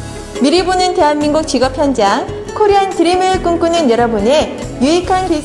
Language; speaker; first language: Korean; native; Korean